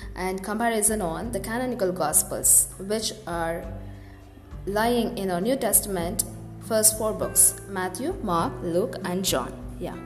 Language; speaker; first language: English; non-native, local second language; Tamil